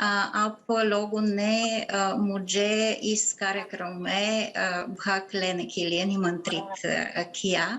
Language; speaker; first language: Hindi; non-native, fluent; Bulgarian